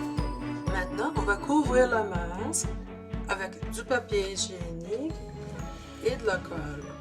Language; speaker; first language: French; non-native, learner; Portuguese